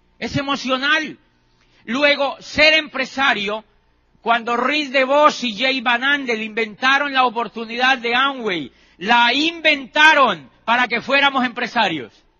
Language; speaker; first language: Spanish; native; Spanish